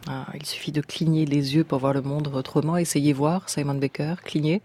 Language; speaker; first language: French; native; French